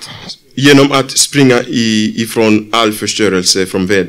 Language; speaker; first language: Swedish; non-native, fluent; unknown